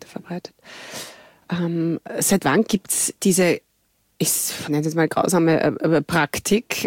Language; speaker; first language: German; native; German